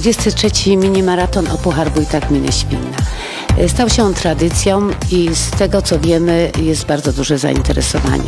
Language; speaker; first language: Polish; native; Polish